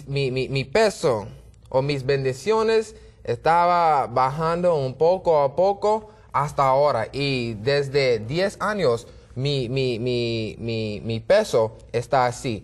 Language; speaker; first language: Spanish; non-native, learner; English